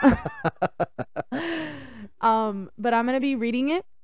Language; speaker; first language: English; early bilingual, other home language; Spanish